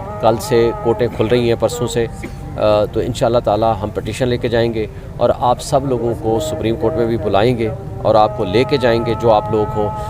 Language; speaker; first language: Urdu; non-native, local second language; Saraiki